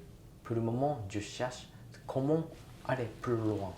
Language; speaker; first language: French; non-native, learner; Japanese